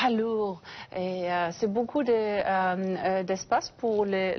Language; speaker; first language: French; non-native, learner; English